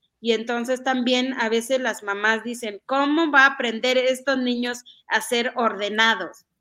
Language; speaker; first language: Spanish; non-native, local second language; Mixtepec Mixtec